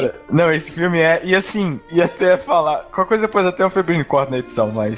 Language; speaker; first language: Portuguese; native; Portuguese